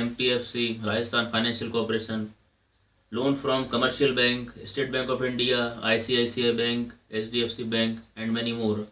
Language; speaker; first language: English; non-native, local second language; Hindi